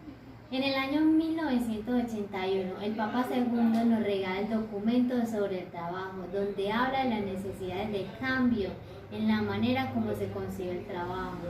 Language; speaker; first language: Spanish; native; Spanish